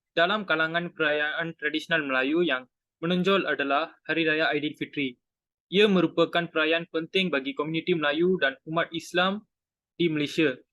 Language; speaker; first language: Malay; non-native, local second language; Tamil